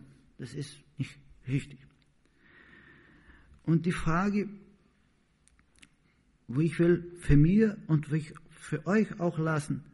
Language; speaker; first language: German; non-native, learner; Portuguese